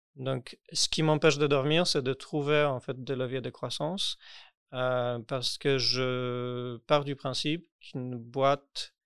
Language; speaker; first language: French; non-native, fluent; Polish